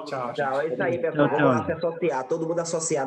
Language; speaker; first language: Portuguese; native; Portuguese